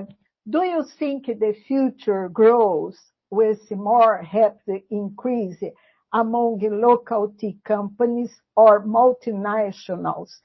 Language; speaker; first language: English; non-native, learner; Portuguese